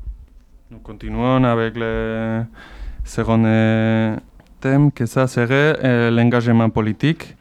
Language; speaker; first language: French; non-native, learner; Basque